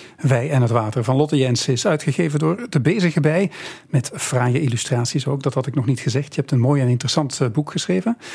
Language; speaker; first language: Dutch; native; Dutch